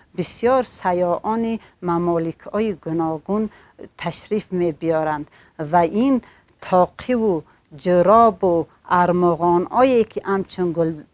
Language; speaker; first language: Tajik; non-native, local second language; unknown